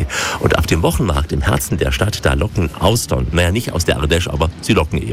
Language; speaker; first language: German; native; German